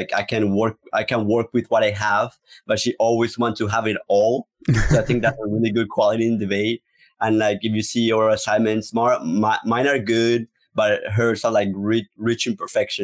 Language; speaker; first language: English; non-native, fluent; Spanish